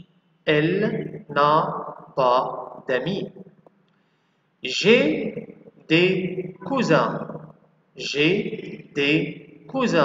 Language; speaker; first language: French; non-native, fluent; Arabic